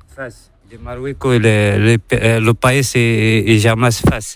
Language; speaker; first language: Spanish; non-native, learner; Arabic